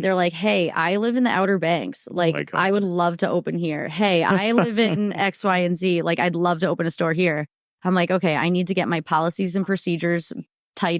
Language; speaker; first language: English; native; English